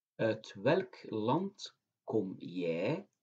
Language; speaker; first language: Dutch; non-native, fluent; Turkish